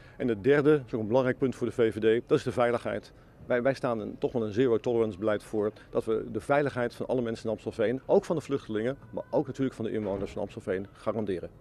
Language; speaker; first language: Dutch; native; Dutch